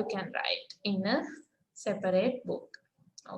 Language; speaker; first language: English; non-native, local second language; Sinhala